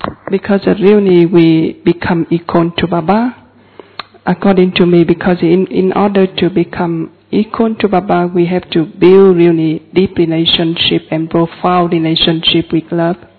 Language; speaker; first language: English; non-native, fluent; Vietnamese